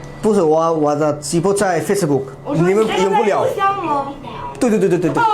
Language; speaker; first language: Chinese; non-native, learner; Bangla